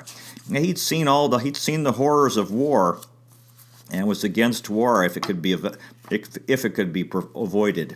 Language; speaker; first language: English; native; English